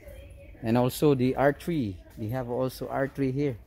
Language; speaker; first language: English; non-native, local second language; Filipino